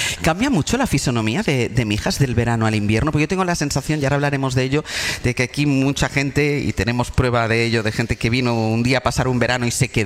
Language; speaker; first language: Spanish; native; Spanish